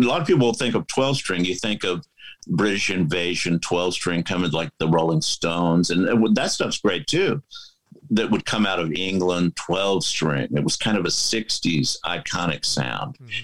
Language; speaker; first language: English; native; English